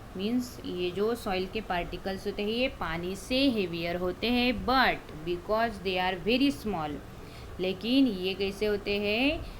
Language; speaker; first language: Hindi; non-native, local second language; Marathi